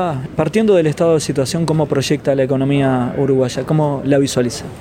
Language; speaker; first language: Spanish; native; Spanish